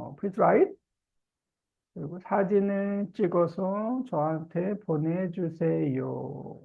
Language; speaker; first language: Korean; native; Korean